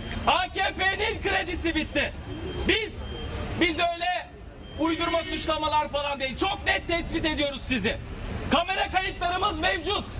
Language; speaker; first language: Turkish; native; Turkish